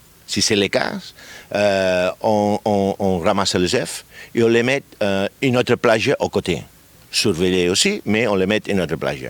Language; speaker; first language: French; non-native, fluent; Catalan